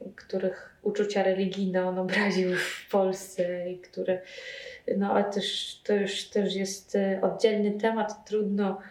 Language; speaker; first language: Polish; non-native, fluent; Russian